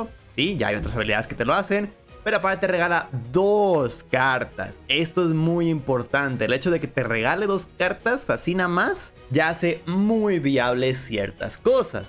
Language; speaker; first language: Spanish; native; Spanish